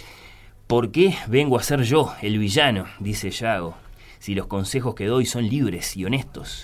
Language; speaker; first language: Spanish; native; Spanish